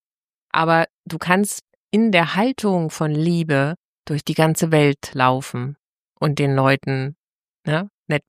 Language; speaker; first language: German; native; German